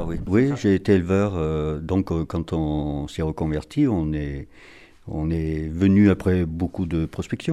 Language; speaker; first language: French; native; French